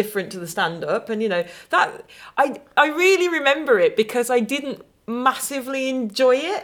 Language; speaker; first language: English; native; English